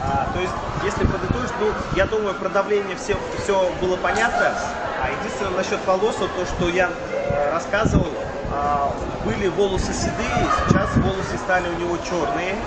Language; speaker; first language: Russian; native; Russian